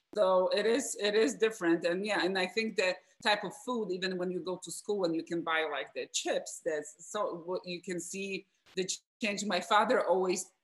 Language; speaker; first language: English; non-native, fluent; Polish